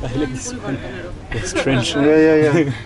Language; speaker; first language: English; non-native, learner; German